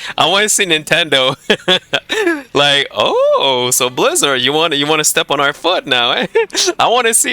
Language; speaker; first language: English; non-native, fluent; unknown